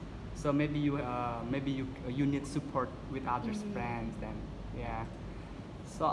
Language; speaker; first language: English; non-native, learner; Indonesian